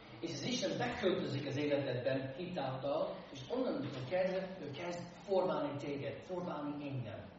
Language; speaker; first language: Hungarian; non-native, fluent; English